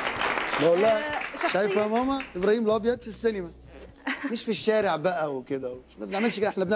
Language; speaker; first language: Arabic; native; Arabic